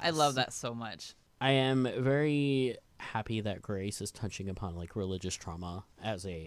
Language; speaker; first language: English; native; English